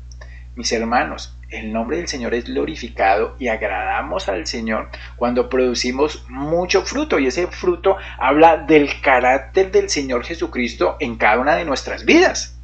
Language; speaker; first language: Spanish; native; Spanish